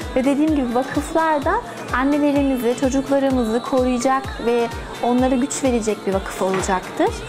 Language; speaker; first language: Turkish; early bilingual, heritage; Turkish